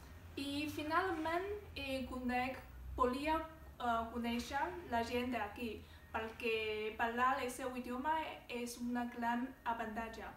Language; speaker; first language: Catalan; non-native, learner; Chinese